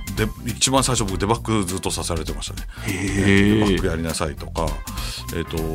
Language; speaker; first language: Japanese; native; Japanese